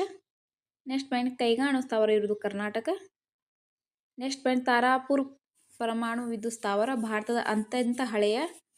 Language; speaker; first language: Kannada; native; Kannada